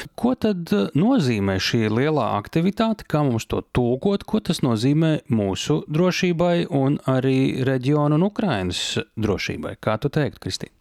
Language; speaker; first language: Latvian; native; Latvian